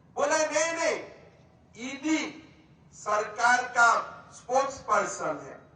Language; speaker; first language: Hindi; non-native, local second language; Assamese